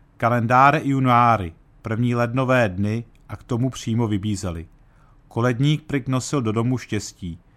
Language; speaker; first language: Czech; early bilingual, heritage; Czech